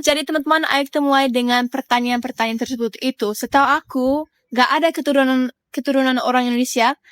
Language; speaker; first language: Indonesian; early bilingual, other home language; English